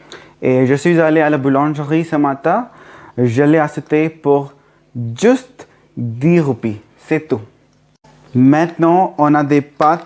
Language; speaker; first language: French; non-native, learner; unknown